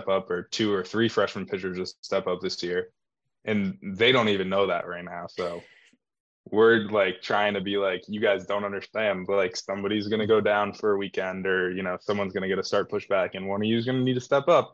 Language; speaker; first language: English; native; English